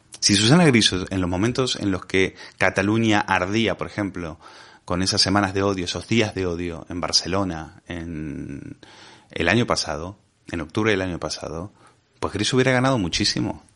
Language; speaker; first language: Spanish; native; Spanish